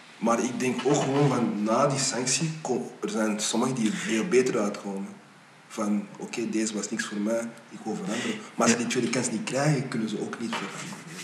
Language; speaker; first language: Dutch; early bilingual, other home language; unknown